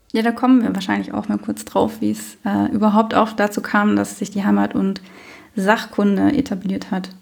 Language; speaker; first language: German; native; German